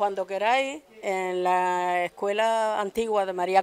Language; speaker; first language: Spanish; native; Spanish